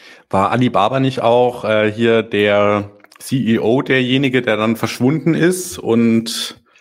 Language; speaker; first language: German; native; German